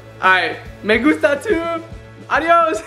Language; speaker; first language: Spanish; non-native, learner; English